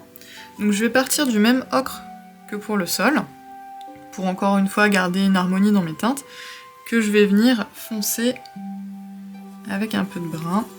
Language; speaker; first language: French; native; French